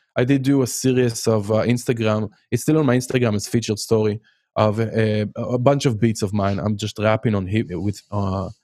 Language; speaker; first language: English; non-native, fluent; Hebrew